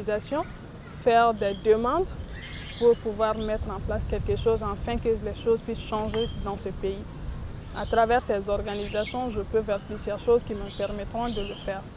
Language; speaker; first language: French; non-native, local second language; Bambara